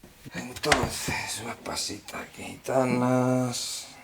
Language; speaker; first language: Spanish; native; Spanish